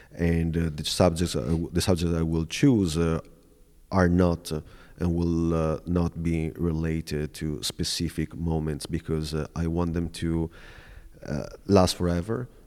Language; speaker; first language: English; non-native, fluent; Italian